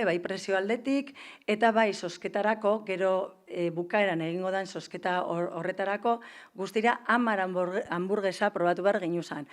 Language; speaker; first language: Basque; native; Basque